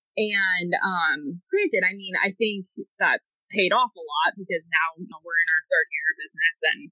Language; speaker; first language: English; native; English